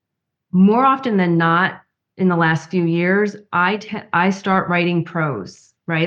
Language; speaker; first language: English; native; English